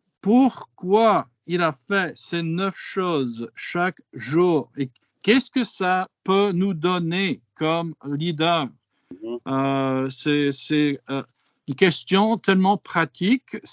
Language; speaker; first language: French; non-native, fluent; English